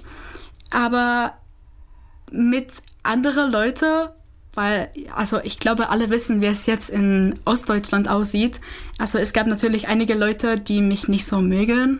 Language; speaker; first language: German; non-native, fluent; Czech